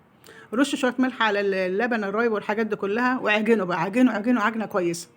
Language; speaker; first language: Arabic; native; Arabic